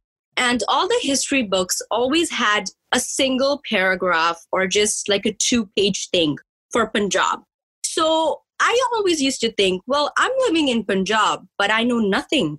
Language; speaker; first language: English; early bilingual, other home language; Punjabi